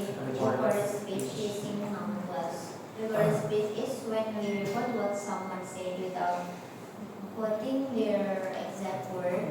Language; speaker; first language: English; non-native, learner; Indonesian